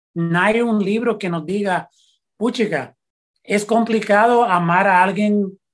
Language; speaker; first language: Spanish; early bilingual, heritage; Spanish